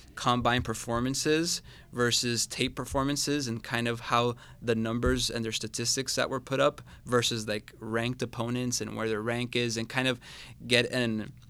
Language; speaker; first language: English; non-native, fluent; Spanish